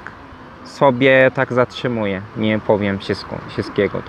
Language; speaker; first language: Polish; non-native, learner; Turkish